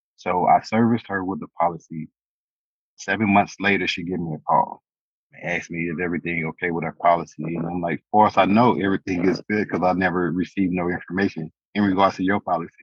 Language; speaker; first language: English; native; English